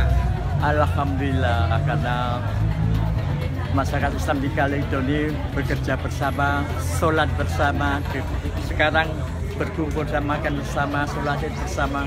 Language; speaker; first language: Indonesian; non-native, fluent; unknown